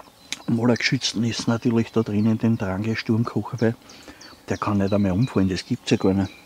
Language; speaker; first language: German; native; German